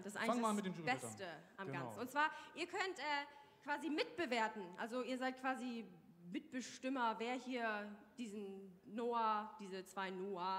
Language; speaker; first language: German; native; German